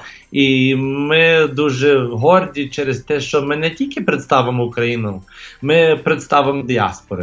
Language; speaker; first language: Ukrainian; early bilingual, heritage; English